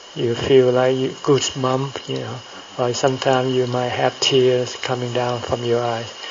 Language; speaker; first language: English; non-native, fluent; Thai